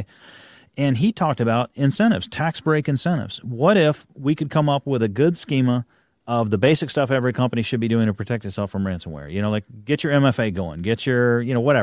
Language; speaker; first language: English; native; English